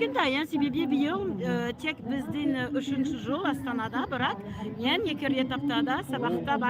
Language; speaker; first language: Kazakh; non-native, learner; French